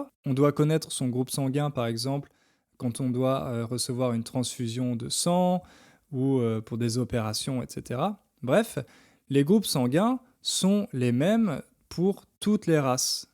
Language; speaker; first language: French; native; French